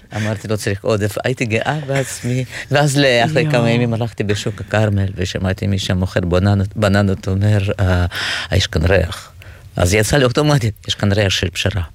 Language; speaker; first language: Hebrew; non-native, fluent; Russian